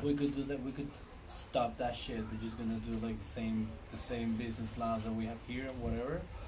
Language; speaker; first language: English; non-native, fluent; Spanish